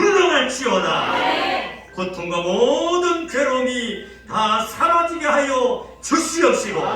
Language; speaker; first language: Korean; native; Korean